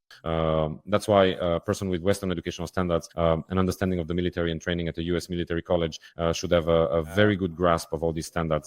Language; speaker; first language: English; non-native, fluent; Ukrainian